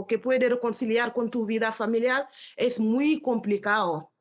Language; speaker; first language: Spanish; non-native, learner; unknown